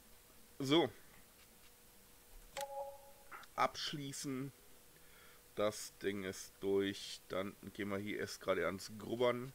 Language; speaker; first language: German; native; German